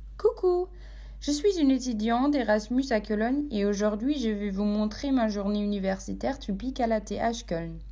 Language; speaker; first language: French; native; French